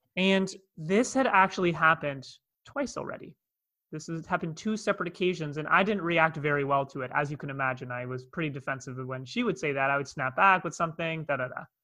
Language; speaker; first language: English; native; English